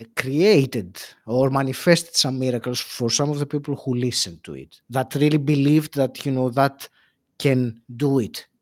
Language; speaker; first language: English; non-native, fluent; Greek